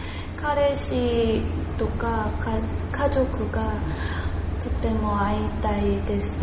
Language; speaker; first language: Japanese; non-native, learner; Korean